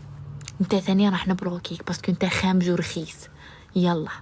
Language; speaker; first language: Arabic; native; Arabic